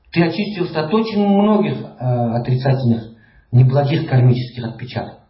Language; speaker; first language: Russian; native; Russian